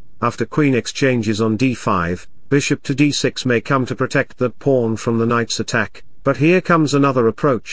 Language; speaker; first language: English; non-native, local second language; Hindi